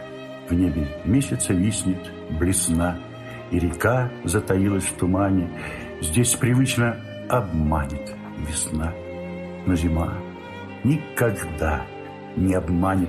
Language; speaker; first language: Russian; native; Russian